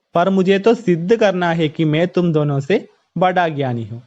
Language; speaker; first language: Hindi; non-native, local second language; Malayalam